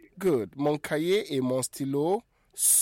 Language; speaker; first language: French; non-native, fluent; English